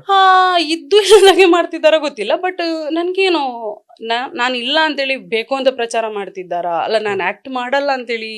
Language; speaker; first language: Kannada; non-native, local second language; Tulu